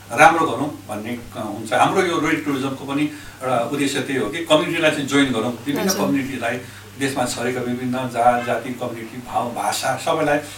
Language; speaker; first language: Nepali; native; Nepali